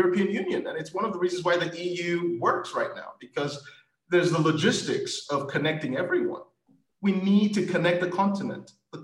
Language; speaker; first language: English; non-native, local second language; Yoruba